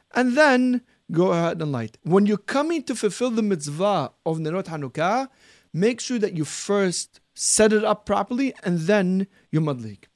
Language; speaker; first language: English; early bilingual, heritage; Arabic